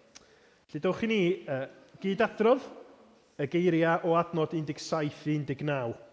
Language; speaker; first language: Welsh; native; Welsh